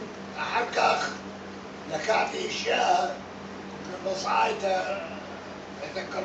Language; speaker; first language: Hebrew; non-native, learner; Arabic